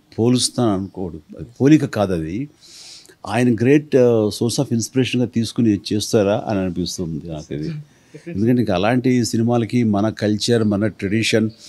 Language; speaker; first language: Telugu; native; Telugu